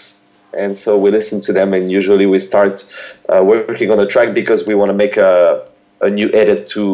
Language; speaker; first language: English; non-native, fluent; French